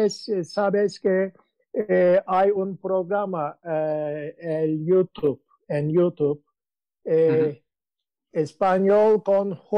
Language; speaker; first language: Spanish; non-native, learner; Turkish